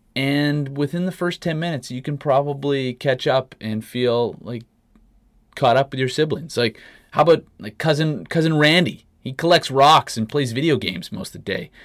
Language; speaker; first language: English; native; English